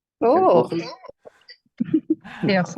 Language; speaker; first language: German; non-native, learner; English